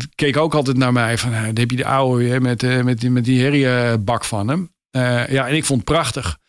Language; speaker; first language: Dutch; native; Dutch